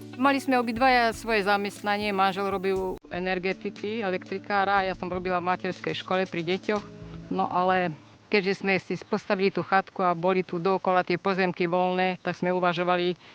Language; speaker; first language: Slovak; native; Slovak